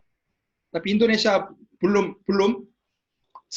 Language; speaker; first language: Indonesian; non-native, learner; Korean